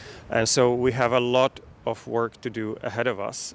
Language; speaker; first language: English; non-native, fluent; Czech